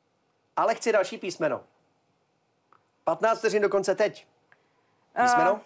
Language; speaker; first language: Czech; native; Czech